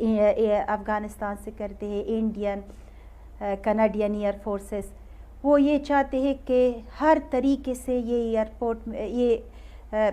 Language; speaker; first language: Hindi; non-native, learner; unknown